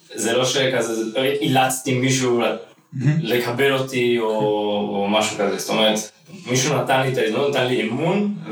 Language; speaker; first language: Hebrew; native; Hebrew